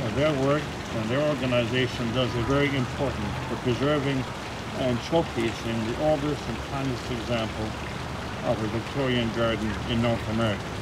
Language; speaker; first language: English; native; English